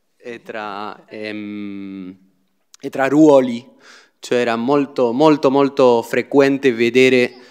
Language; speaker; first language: Italian; non-native, fluent; Spanish